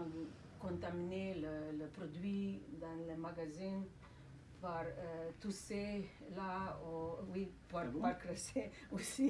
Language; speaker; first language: French; non-native, fluent; Slovenian